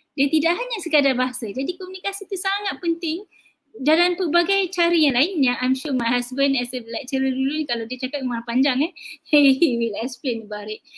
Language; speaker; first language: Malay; native; Malay